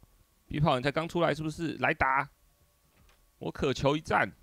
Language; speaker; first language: Chinese; native; Chinese